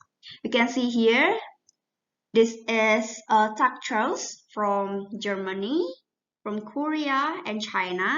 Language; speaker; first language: English; non-native, learner; Indonesian